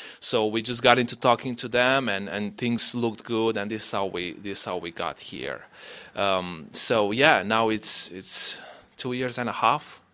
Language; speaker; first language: English; non-native, fluent; Romanian